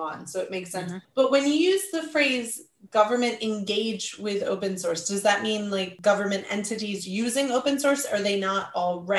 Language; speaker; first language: English; native; English